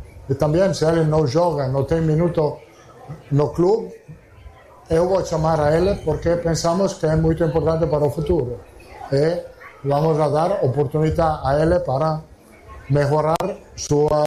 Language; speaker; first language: Portuguese; non-native, fluent; Italian